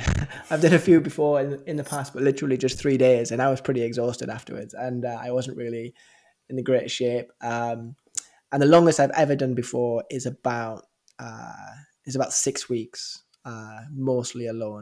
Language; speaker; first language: English; native; English